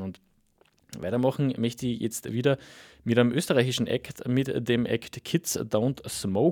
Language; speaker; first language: German; native; German